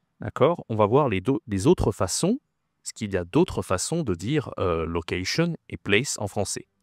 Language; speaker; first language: French; native; French